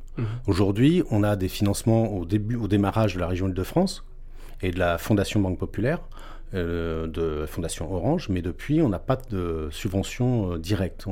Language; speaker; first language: French; native; French